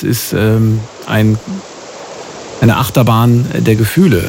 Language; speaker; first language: German; native; German